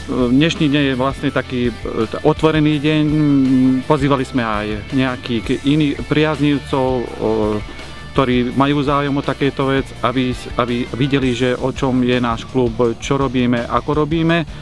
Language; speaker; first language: Slovak; non-native, local second language; Hungarian